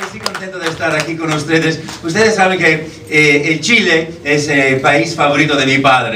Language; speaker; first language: Spanish; non-native, fluent; English